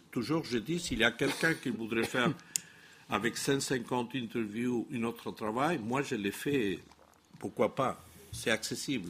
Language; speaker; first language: French; non-native, fluent; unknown